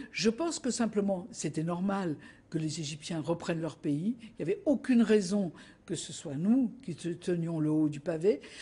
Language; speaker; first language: French; native; French